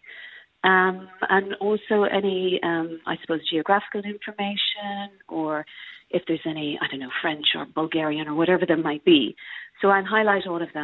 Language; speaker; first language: English; native; English